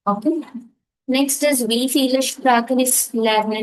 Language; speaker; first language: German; non-native, learner; Hindi